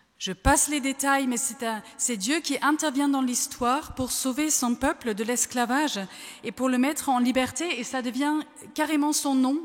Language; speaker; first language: French; non-native, fluent; German